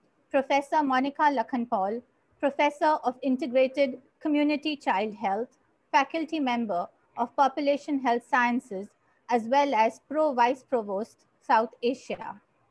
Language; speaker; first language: English; non-native, local second language; Marathi